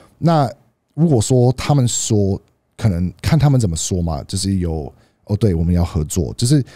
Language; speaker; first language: Chinese; non-native, fluent; English